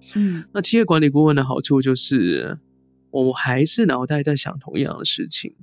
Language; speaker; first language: Chinese; non-native, local second language; Cantonese